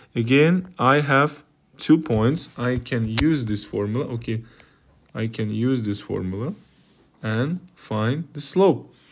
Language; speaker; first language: English; non-native, fluent; Kazakh